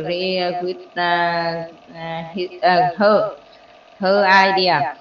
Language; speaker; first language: English; non-native, learner; Vietnamese